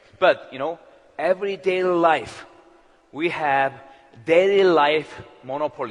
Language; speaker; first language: English; non-native, learner; Korean